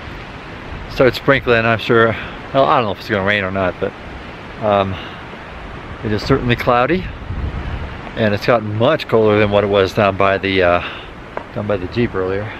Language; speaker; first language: English; native; English